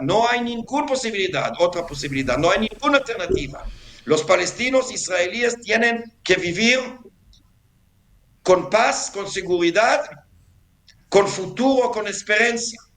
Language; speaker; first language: Spanish; non-native, fluent; Hebrew